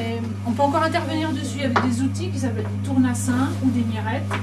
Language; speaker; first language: French; native; French